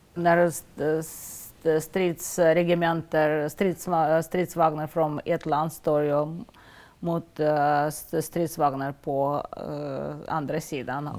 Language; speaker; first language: Swedish; non-native, fluent; Russian